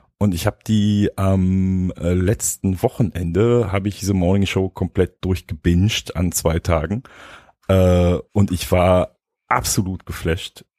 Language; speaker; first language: German; native; German